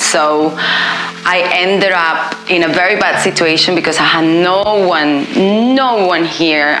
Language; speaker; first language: English; non-native, fluent; Spanish